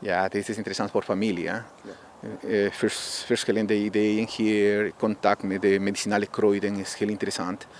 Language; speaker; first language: Dutch; non-native, learner; Spanish